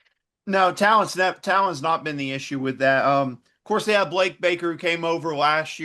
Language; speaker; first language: English; native; English